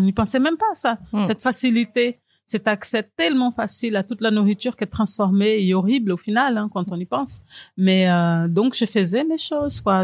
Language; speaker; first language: French; non-native, fluent; Portuguese